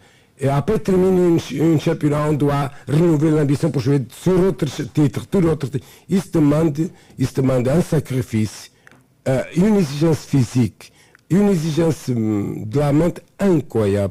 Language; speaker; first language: French; non-native, fluent; Portuguese